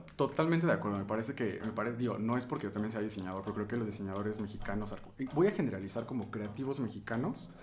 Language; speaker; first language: Spanish; native; Spanish